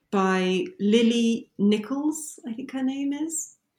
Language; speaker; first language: English; native; English